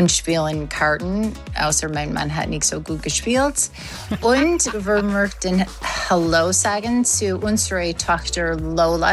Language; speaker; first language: German; non-native, learner; English